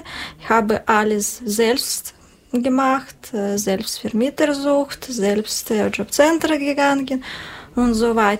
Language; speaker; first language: German; non-native, learner; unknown